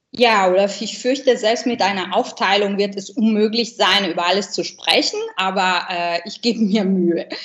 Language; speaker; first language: German; non-native, fluent; Italian